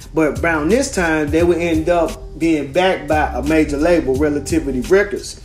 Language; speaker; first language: English; native; English